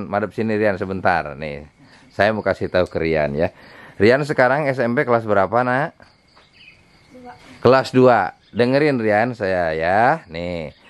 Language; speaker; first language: Indonesian; non-native, local second language; Sundanese